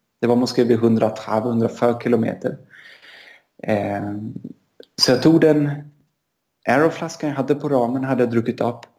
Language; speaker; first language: Swedish; native; Swedish